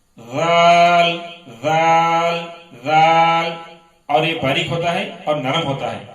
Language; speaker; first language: Urdu; native; Urdu